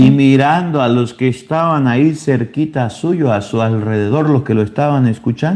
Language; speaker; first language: Spanish; native; Spanish